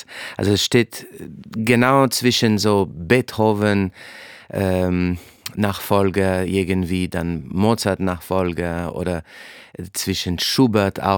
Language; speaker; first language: German; non-native, fluent; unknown